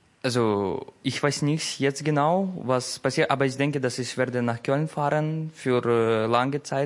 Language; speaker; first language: German; non-native, learner; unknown